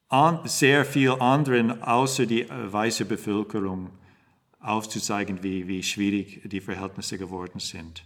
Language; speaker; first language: German; non-native, fluent; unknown